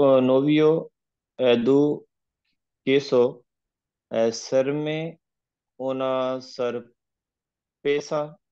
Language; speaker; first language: Spanish; non-native, learner; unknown